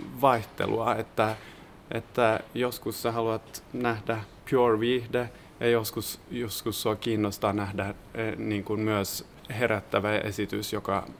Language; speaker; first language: Finnish; non-native, fluent; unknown